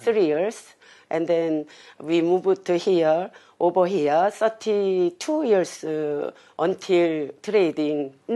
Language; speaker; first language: English; non-native, learner; Korean